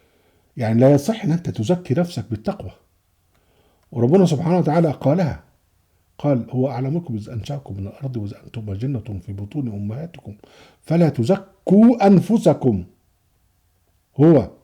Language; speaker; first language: Arabic; native; Arabic